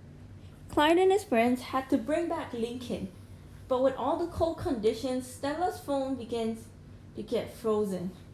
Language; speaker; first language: English; native; English